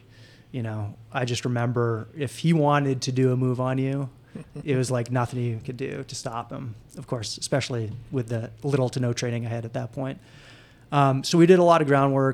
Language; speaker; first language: English; native; English